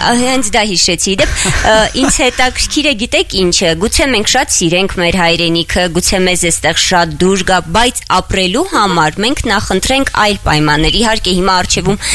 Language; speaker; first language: Armenian; native; Armenian